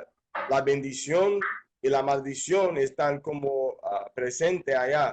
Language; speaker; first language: Spanish; non-native, fluent; English